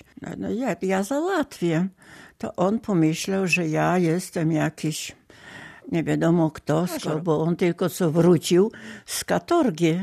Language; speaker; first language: Polish; non-native, local second language; Ukrainian